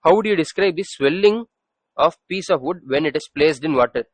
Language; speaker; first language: English; non-native, local second language; Tamil